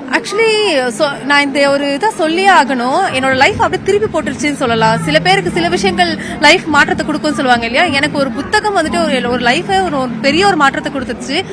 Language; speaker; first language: Tamil; native; Tamil